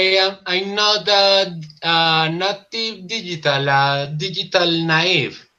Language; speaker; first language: English; non-native, learner; Spanish